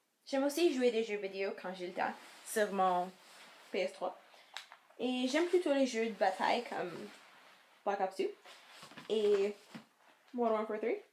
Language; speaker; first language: French; non-native, local second language; English